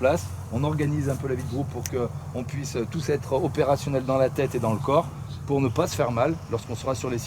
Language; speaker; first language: French; native; French